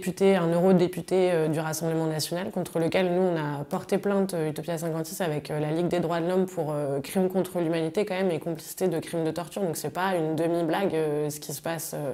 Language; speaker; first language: French; native; French